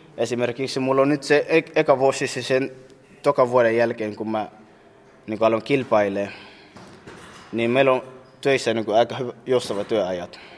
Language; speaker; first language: Finnish; non-native, fluent; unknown